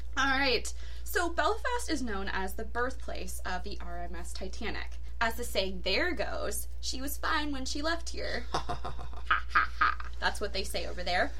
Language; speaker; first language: English; native; English